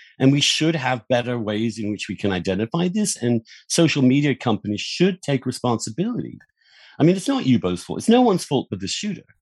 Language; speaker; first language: English; native; English